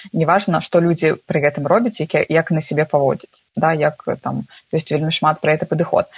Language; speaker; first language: Belarusian; non-native, local second language; Russian